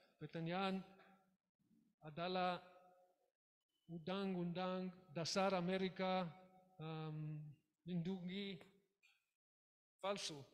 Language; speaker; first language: Indonesian; non-native, learner; English